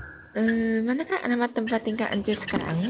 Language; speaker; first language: Malay; native; Malay